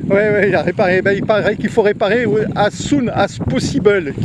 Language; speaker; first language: French; native; French